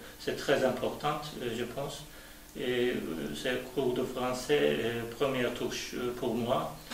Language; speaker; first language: French; non-native, learner; Turkish